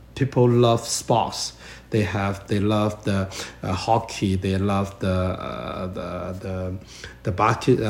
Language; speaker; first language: English; non-native, learner; Chinese